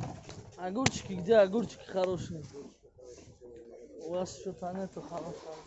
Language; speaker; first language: Russian; non-native, fluent; Tajik